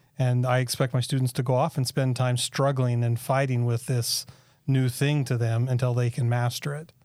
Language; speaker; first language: English; native; English